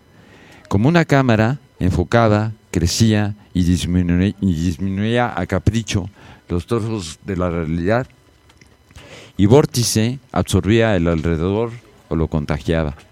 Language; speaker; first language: Spanish; native; Spanish